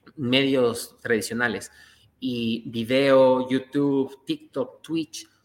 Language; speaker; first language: Spanish; native; Spanish